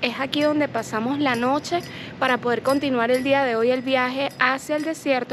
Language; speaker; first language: Spanish; native; Spanish